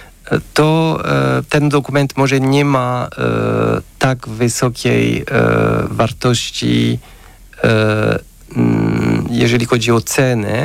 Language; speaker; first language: Polish; non-native, fluent; French